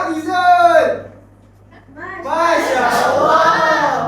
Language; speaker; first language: Arabic; non-native, learner; Malay